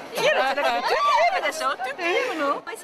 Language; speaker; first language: Japanese; non-native, learner; Korean